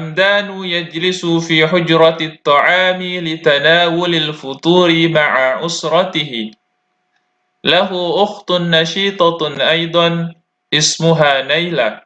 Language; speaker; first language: Arabic; non-native, fluent; Indonesian